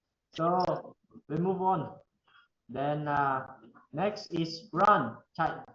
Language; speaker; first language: English; non-native, fluent; Filipino